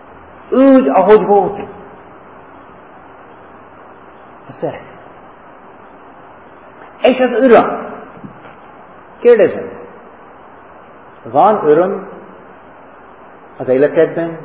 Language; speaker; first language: Hungarian; non-native, fluent; English